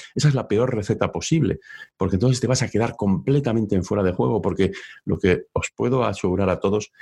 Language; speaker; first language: Spanish; native; Spanish